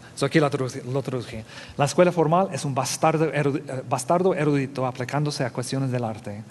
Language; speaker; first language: Spanish; non-native, fluent; English